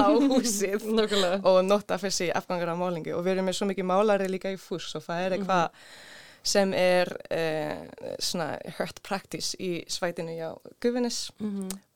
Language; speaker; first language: Icelandic; non-native, learner; Swedish